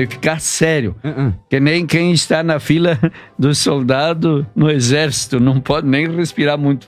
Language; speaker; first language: Portuguese; native; Portuguese